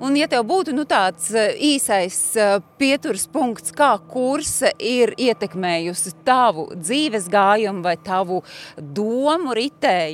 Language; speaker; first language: Latvian; native; Latvian